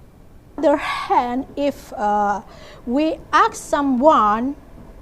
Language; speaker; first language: English; non-native, learner; Indonesian